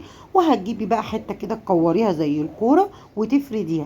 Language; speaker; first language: Arabic; native; Arabic